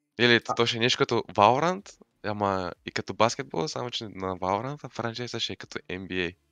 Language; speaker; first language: Bulgarian; non-native, local second language; Turkish